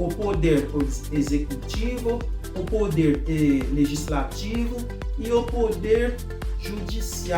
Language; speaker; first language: Portuguese; non-native, local second language; Haitian Creole